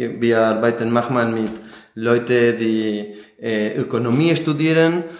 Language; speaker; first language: German; non-native, fluent; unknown